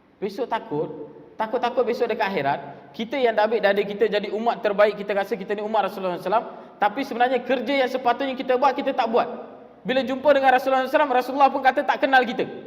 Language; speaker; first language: Malay; non-native, local second language; Tamil